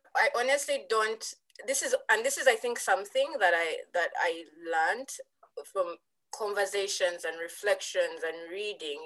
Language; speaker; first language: English; non-native, local second language; Ganda